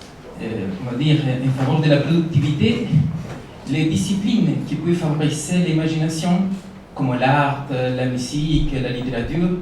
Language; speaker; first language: French; non-native, fluent; Spanish